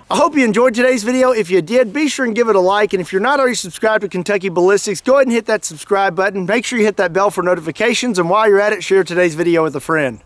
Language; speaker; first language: English; native; English